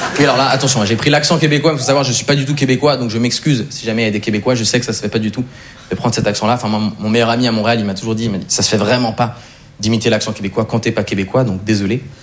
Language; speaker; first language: French; native; French